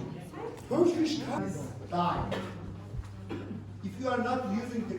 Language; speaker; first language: English; non-native, learner; Turkish